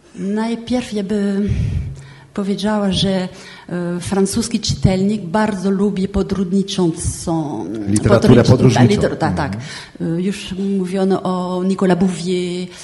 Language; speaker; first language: Polish; non-native, fluent; French